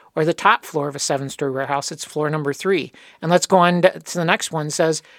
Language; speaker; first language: English; native; English